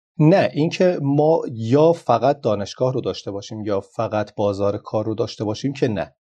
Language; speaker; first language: Persian; non-native, local second language; Azerbaijani